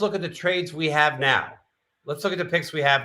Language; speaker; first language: English; native; English